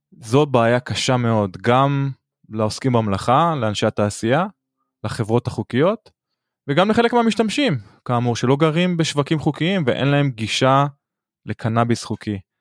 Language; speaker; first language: Hebrew; native; Hebrew